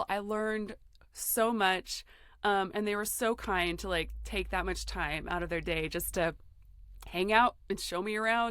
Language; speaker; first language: English; native; English